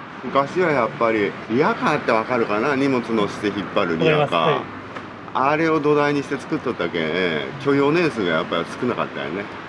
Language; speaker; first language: Japanese; native; Japanese